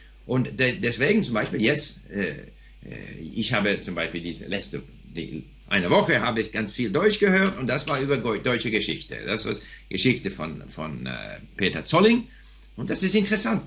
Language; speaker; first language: German; non-native, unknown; English